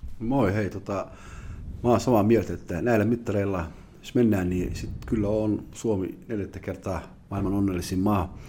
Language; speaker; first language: Finnish; early bilingual, other home language; Somali